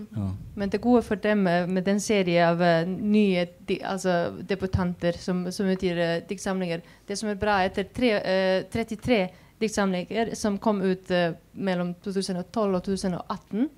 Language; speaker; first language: Swedish; non-native, fluent; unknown